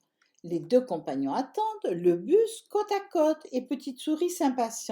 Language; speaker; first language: French; native; French